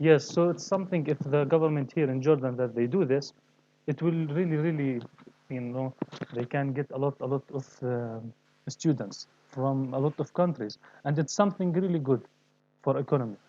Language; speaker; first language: English; non-native, learner; Arabic